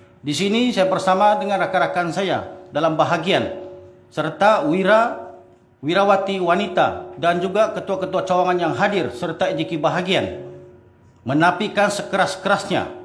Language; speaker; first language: Malay; native; Malay